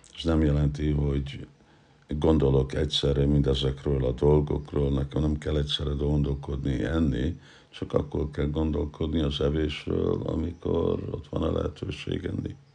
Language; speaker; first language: Hungarian; non-native, learner; English